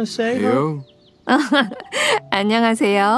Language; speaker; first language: Korean; non-native, learner; Sinhala